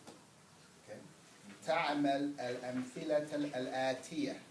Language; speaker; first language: Arabic; non-native, fluent; English